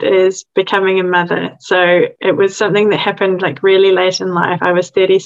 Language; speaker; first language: English; native; English